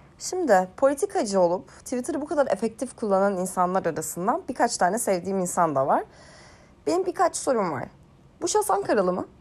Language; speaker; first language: Turkish; native; Turkish